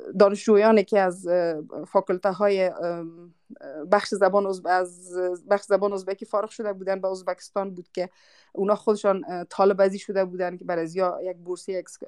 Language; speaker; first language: Persian; non-native, local second language; Uzbek